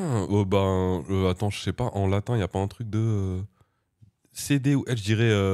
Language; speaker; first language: French; native; French